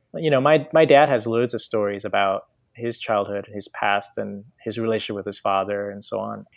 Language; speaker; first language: English; native; English